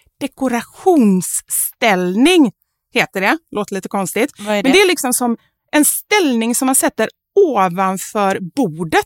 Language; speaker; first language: Swedish; native; Swedish